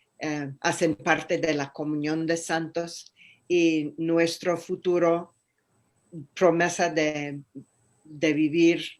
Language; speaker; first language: Spanish; non-native, fluent; English